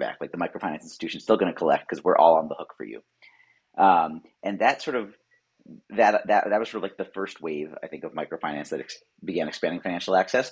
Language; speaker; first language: English; native; English